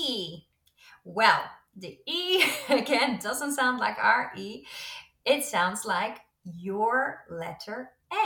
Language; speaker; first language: English; non-native, fluent; Dutch